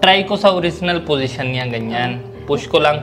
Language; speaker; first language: Filipino; non-native, learner; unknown